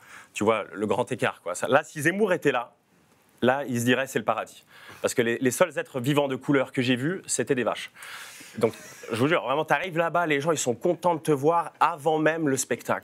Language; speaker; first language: French; native; French